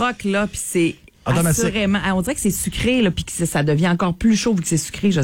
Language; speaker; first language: French; native; French